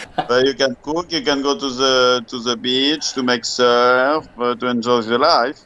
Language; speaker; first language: English; non-native, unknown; French